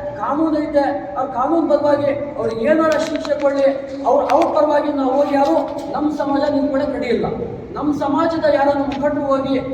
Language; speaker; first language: Kannada; native; Kannada